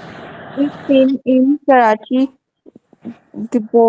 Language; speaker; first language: German; non-native, learner; Urdu